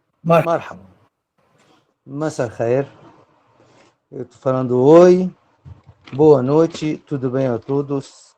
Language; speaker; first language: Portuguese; non-native, fluent; Arabic